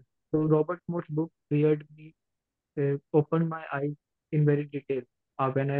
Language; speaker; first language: English; non-native, local second language; Hindi